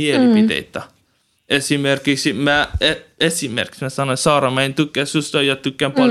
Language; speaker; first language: Finnish; non-native, learner; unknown